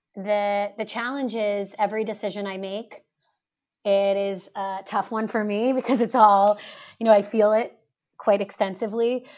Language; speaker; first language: English; native; English